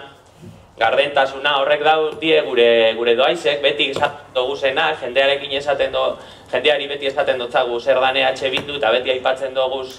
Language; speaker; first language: Basque; native; Basque